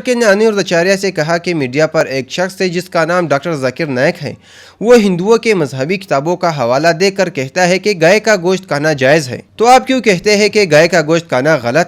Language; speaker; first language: Hindi; native; Hindi